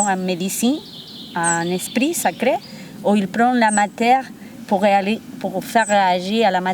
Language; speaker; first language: French; non-native, fluent; Spanish